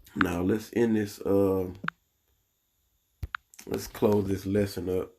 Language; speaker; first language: English; native; English